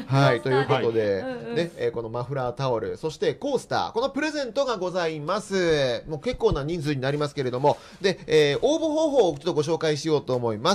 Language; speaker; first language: Japanese; native; Japanese